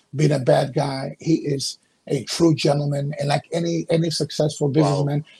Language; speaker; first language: English; early bilingual, other home language; Spanish